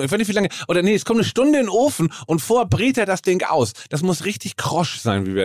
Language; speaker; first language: German; native; German